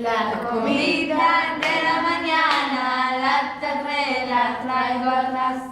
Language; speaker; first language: Spanish; early bilingual, heritage; Ladino